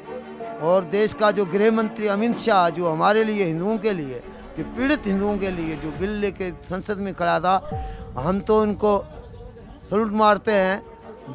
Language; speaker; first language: Urdu; non-native, local second language; Sindhi